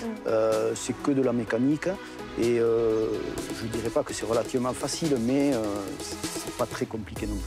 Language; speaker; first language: French; native; French